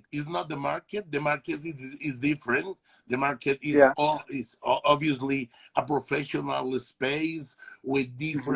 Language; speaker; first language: English; non-native, learner; Spanish